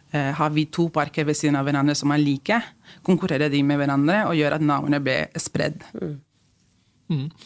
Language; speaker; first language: Norwegian; non-native, fluent; Spanish